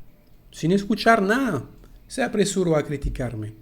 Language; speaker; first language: Spanish; non-native, fluent; French